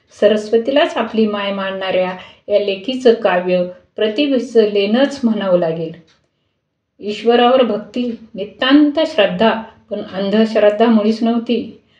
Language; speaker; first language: Marathi; native; Marathi